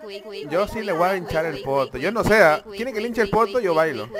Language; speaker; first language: Spanish; native; Spanish